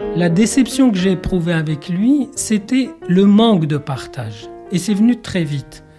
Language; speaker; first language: French; non-native, local second language; Arabic